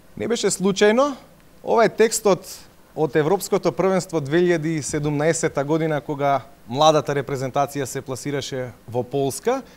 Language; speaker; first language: Macedonian; native; Macedonian